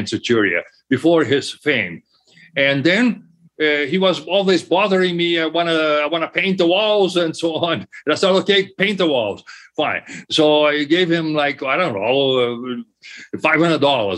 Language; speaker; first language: English; non-native, fluent; German